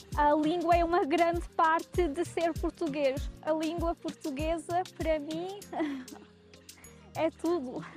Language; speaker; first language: Portuguese; early bilingual, heritage; English